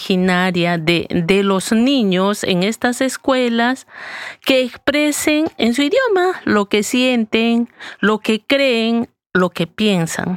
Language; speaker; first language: Spanish; native; Spanish